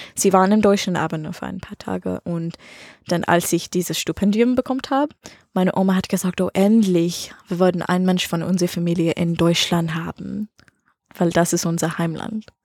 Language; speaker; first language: German; non-native, learner; English